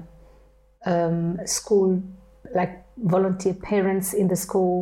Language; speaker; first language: English; non-native, fluent; French